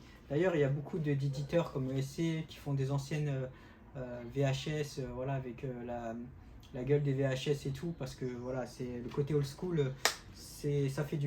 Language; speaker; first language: French; native; French